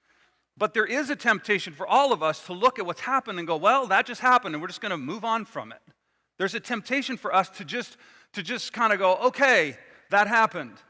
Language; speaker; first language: English; native; English